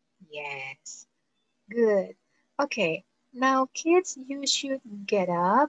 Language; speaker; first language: English; non-native, fluent; Indonesian